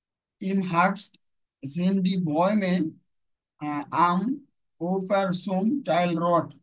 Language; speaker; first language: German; non-native, fluent; Bangla